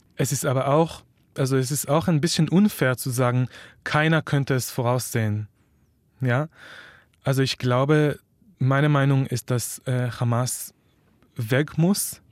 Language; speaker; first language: German; non-native, fluent; Hebrew